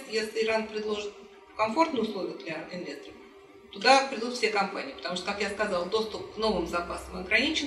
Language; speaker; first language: Russian; native; Russian